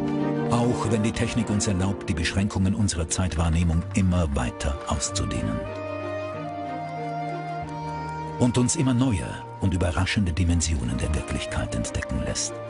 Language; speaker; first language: German; native; German